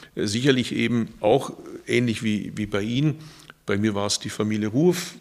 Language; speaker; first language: German; early bilingual, other home language; Turkish